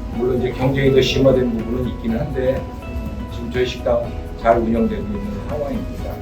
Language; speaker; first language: Korean; native; Korean